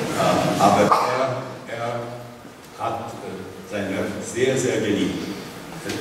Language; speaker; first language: German; non-native, fluent; Czech